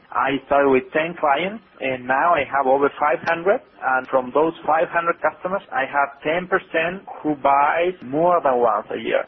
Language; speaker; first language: English; non-native, fluent; Spanish